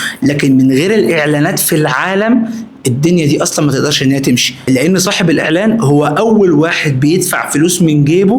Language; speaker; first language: Arabic; native; Arabic